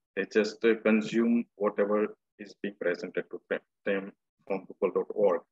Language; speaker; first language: English; non-native, local second language; Gujarati